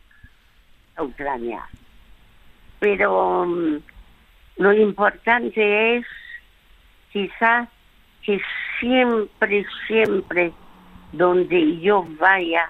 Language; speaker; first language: Spanish; early bilingual, other home language; French